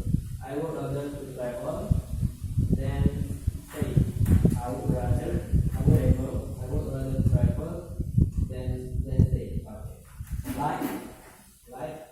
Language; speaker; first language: English; non-native, learner; Indonesian